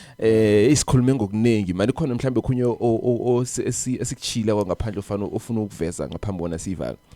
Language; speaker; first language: Zulu; non-native, local second language; South Ndebele